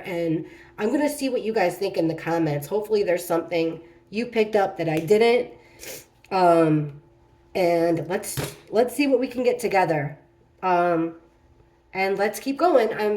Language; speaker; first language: English; native; English